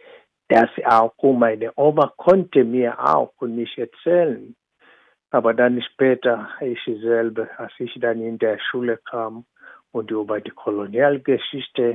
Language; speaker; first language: German; non-native, fluent; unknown